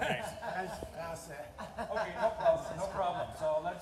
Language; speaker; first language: Spanish; non-native, learner; English